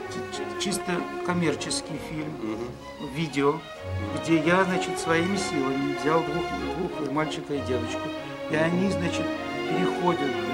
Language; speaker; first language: Russian; native; Russian